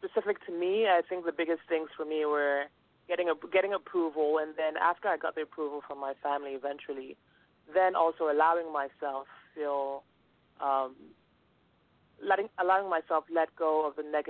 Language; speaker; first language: English; non-native, local second language; Yoruba